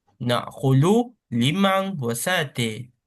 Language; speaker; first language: Arabic; non-native, learner; Malay